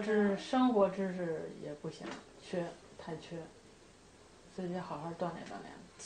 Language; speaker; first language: Chinese; native; Chinese